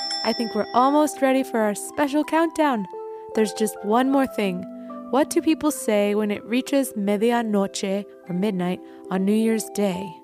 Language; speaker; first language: English; native; English